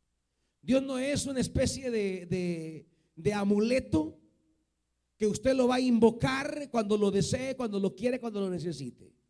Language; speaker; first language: Spanish; native; Spanish